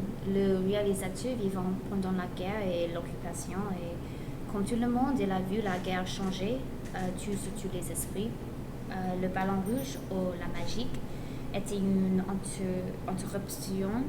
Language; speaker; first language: French; non-native, learner; English